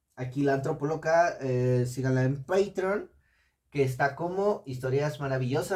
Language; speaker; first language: Spanish; native; Spanish